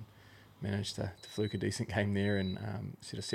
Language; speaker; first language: English; native; English